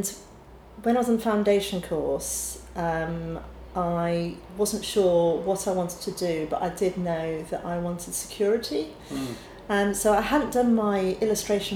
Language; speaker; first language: English; native; English